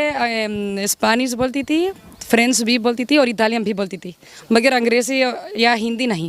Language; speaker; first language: Hindi; non-native, learner; Spanish